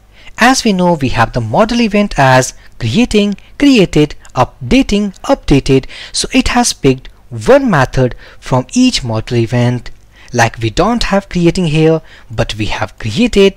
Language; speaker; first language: English; non-native, local second language; Hindi